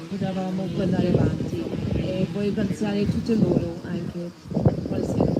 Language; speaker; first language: Italian; non-native, fluent; English